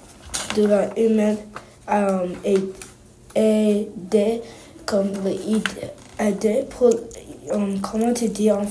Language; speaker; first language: French; non-native, learner; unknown